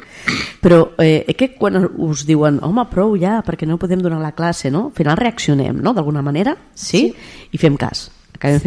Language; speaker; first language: Catalan; native; Catalan